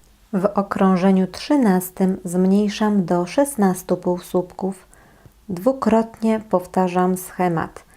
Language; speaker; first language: Polish; native; Polish